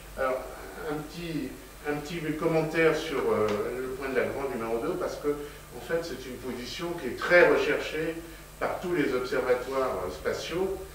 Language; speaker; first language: French; native; French